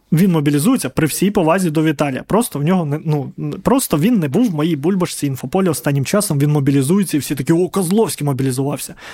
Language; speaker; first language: Ukrainian; non-native, local second language; Russian